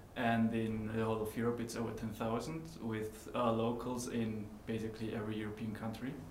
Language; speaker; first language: English; non-native, fluent; German